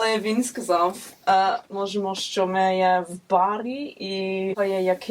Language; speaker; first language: Ukrainian; early bilingual, heritage; English